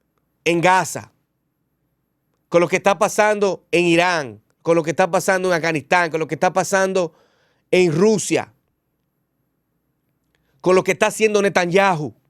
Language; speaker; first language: Spanish; native; Spanish